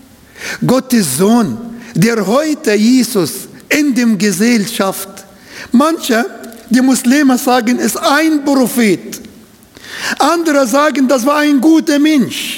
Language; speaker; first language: German; non-native, fluent; Arabic